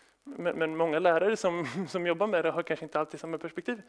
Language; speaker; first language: Swedish; native; Swedish